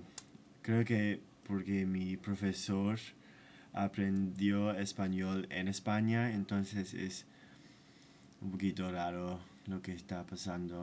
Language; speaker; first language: Spanish; non-native, fluent; English